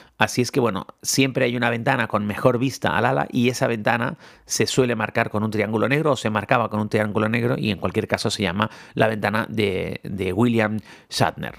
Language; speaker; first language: Spanish; native; Spanish